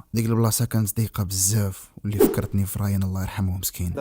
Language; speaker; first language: Arabic; native; Arabic